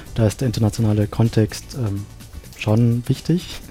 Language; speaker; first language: German; non-native, fluent; Sinhala